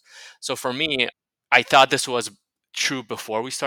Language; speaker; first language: English; native; English